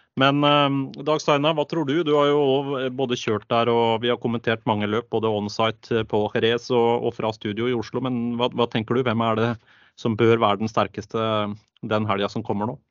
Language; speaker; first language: Norwegian; native; Norwegian